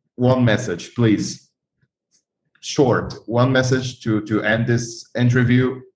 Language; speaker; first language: English; non-native, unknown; Spanish